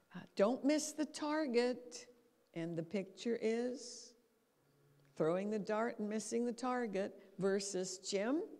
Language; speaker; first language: English; native; English